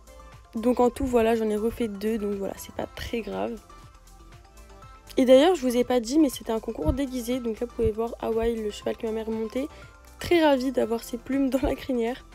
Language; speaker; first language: French; native; French